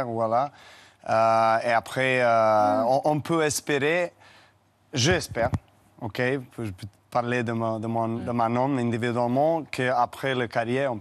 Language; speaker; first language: French; non-native, learner; Serbian